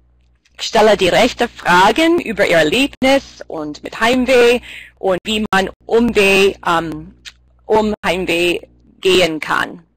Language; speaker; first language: German; non-native, fluent; English